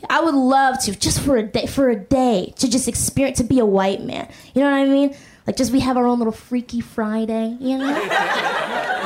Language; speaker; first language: English; native; English